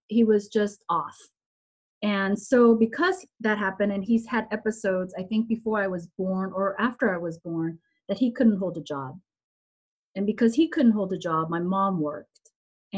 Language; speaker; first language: English; early bilingual, other home language; Korean